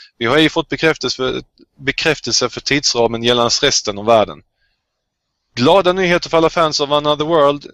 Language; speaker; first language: Swedish; native; Swedish